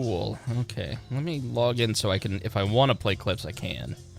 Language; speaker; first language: English; native; English